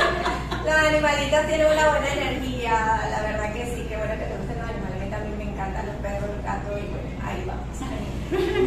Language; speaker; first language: Spanish; native; Spanish